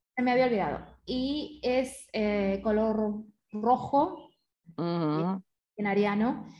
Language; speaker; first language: Spanish; native; Spanish